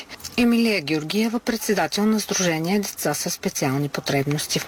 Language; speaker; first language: Bulgarian; native; Bulgarian